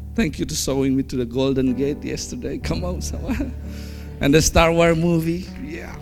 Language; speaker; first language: English; non-native, fluent; Indonesian